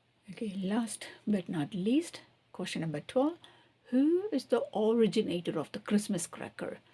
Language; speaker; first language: English; non-native, local second language; Tamil